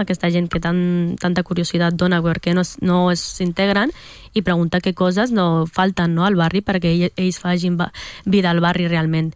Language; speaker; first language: Catalan; early bilingual, other home language; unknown